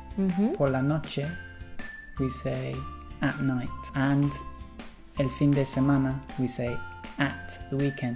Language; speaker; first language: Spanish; non-native, fluent; English